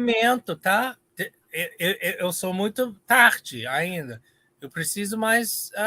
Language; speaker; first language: Portuguese; non-native, learner; English